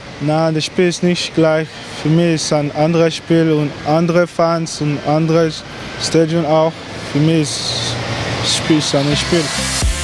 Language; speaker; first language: German; non-native, learner; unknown